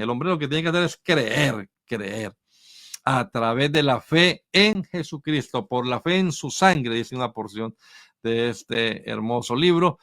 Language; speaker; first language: Spanish; native; Spanish